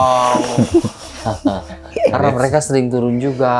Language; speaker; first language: Indonesian; non-native, local second language; Sundanese